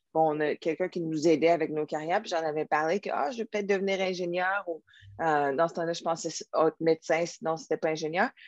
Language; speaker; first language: French; native; French